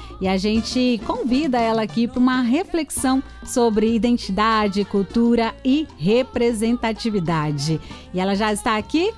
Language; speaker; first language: Portuguese; native; Portuguese